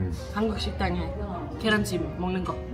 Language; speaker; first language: Korean; non-native, learner; German